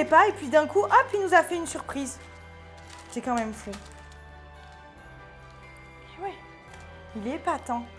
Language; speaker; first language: French; native; French